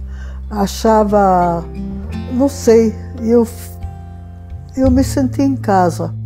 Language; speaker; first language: Portuguese; non-native, fluent; Hungarian